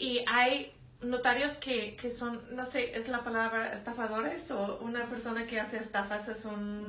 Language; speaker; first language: Spanish; non-native, fluent; English